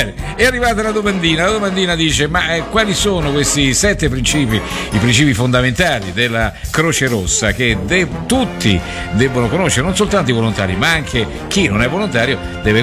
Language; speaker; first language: Italian; native; Italian